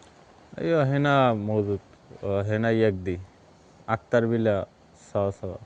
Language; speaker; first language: Arabic; non-native, learner; Bangla